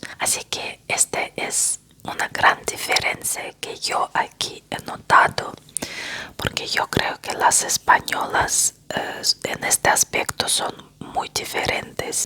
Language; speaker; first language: Spanish; non-native, fluent; Russian